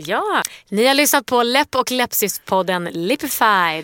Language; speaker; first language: Swedish; native; Swedish